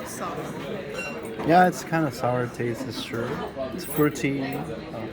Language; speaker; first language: English; non-native, fluent; Korean